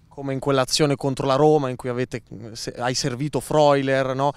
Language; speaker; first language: Italian; native; Italian